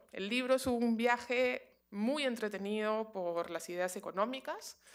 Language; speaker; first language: Spanish; native; Spanish